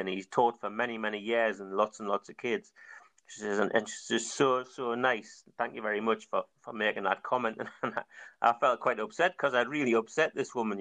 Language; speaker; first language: English; native; English